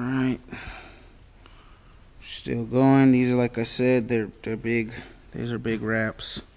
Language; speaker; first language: English; native; English